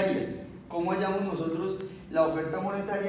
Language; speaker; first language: Spanish; native; Spanish